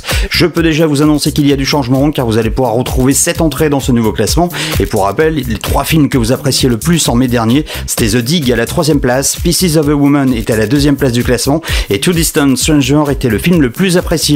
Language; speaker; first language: French; native; French